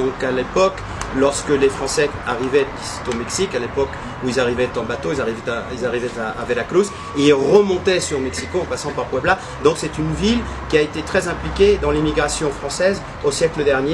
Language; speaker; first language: French; native; French